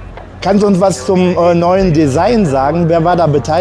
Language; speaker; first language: German; native; German